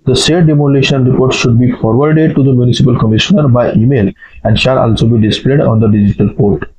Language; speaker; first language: English; non-native, local second language; Marathi